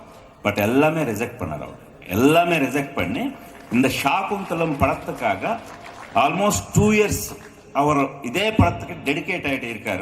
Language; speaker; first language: Tamil; non-native, fluent; Telugu